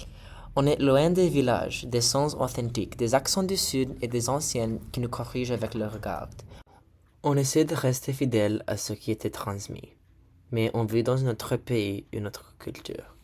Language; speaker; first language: French; native; French